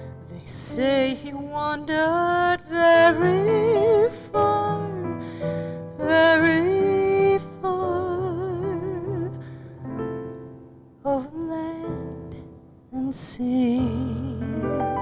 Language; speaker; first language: English; native; English